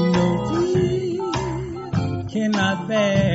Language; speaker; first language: English; native; English